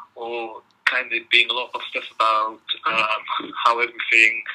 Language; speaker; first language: English; non-native, fluent; Dutch